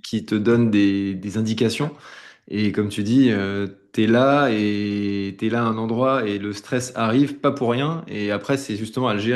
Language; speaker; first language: French; native; French